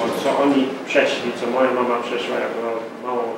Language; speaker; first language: Polish; early bilingual, heritage; Polish